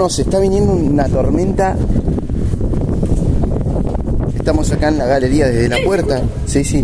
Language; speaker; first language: Spanish; native; Spanish